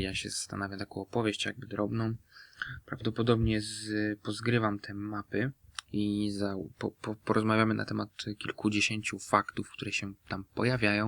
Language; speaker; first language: Polish; native; Polish